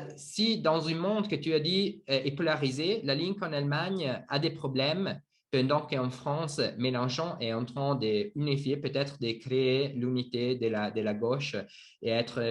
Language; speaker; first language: French; non-native, learner; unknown